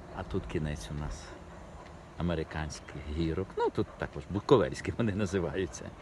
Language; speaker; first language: Ukrainian; native; Ukrainian